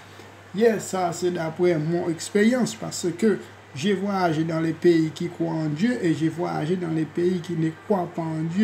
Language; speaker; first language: French; non-native, local second language; Haitian Creole